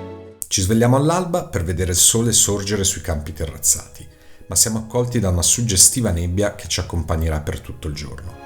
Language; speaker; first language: Italian; native; Italian